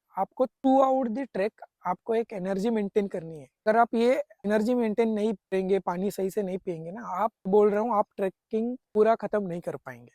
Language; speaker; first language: Hindi; non-native, local second language; Marathi